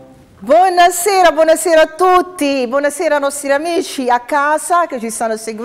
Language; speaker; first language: Italian; non-native, fluent; Dutch